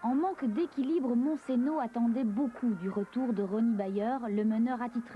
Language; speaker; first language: French; native; French